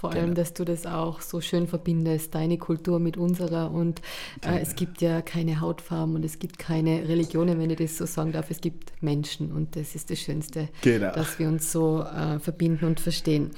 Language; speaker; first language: German; native; German